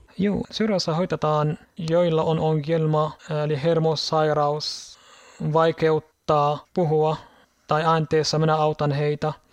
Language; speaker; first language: Finnish; non-native, learner; Arabic